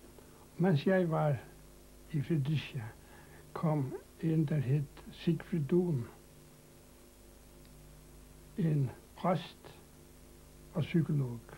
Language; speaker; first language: Danish; non-native, local second language; Faroese